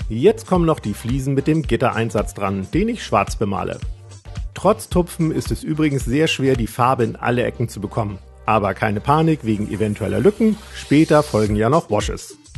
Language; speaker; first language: German; native; German